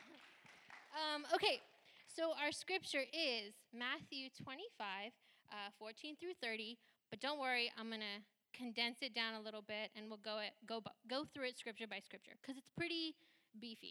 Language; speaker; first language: English; early bilingual, other home language; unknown